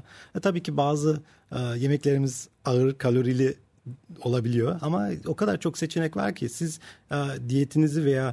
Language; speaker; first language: Turkish; early bilingual, heritage; Turkish